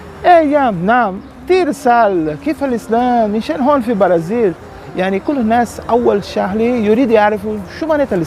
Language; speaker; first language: Arabic; non-native, learner; Portuguese